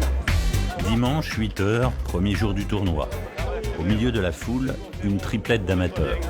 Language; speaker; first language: French; native; French